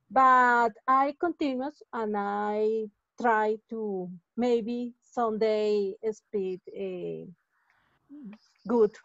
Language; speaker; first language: English; non-native, learner; Spanish